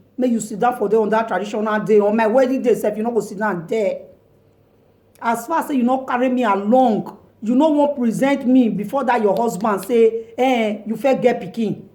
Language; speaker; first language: Nigerian Pidgin; non-native, local second language; Bini